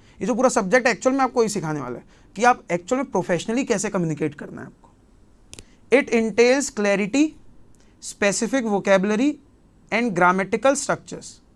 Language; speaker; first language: Hindi; native; Hindi